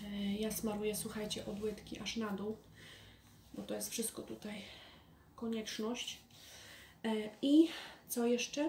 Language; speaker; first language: Polish; native; Polish